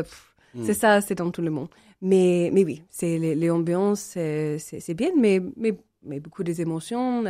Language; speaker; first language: French; non-native, learner; English